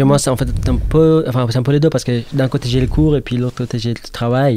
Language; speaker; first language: French; non-native, fluent; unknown